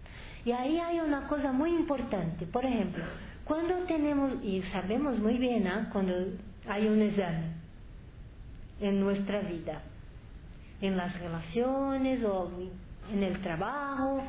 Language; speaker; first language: Spanish; non-native, fluent; Portuguese